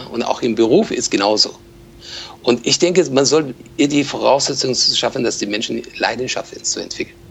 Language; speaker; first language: German; non-native, fluent; Persian